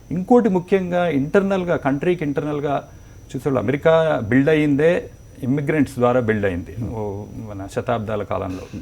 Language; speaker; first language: Telugu; native; Telugu